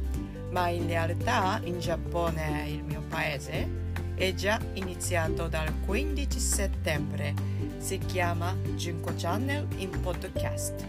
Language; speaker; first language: Italian; non-native, fluent; Japanese